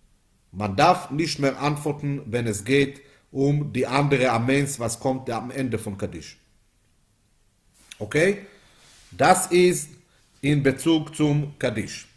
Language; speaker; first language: German; non-native, fluent; Yiddish